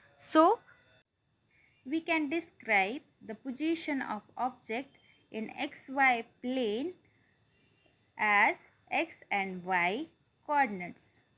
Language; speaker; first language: English; non-native, local second language; Marathi